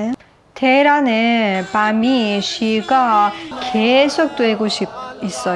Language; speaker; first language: Korean; non-native, learner; Persian